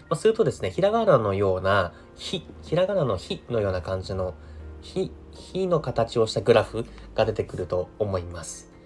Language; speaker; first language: Japanese; native; Japanese